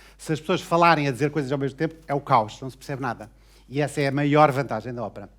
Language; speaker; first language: Portuguese; native; Portuguese